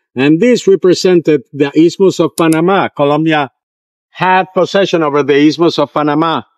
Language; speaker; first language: English; non-native, fluent; Spanish